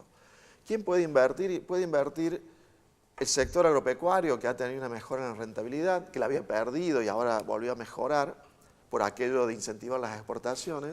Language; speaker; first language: Spanish; native; Spanish